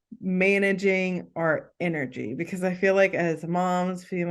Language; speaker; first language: English; native; English